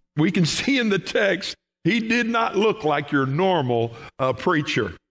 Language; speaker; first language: English; native; English